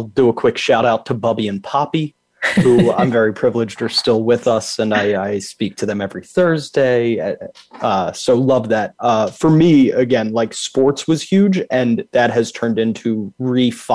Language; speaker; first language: English; native; English